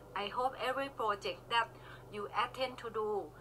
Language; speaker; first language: English; non-native, learner; Thai